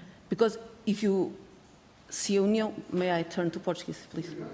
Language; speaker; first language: English; non-native, learner; Portuguese